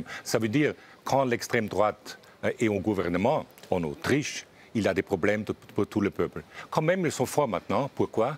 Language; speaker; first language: French; non-native, fluent; German